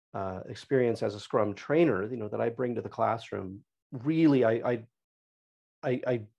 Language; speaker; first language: English; native; English